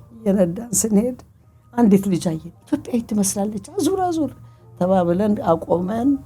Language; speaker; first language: Amharic; native; Amharic